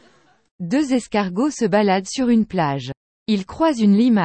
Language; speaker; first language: French; native; French